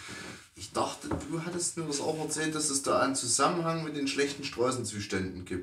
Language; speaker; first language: German; native; German